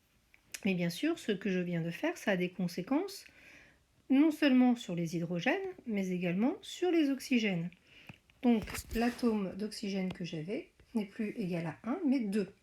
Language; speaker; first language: French; native; French